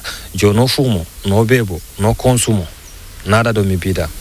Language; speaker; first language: Spanish; non-native, learner; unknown